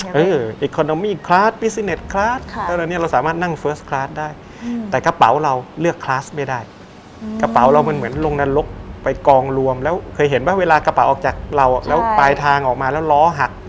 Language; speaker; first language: Thai; native; Thai